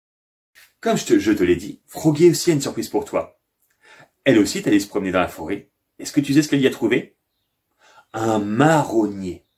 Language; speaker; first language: French; native; French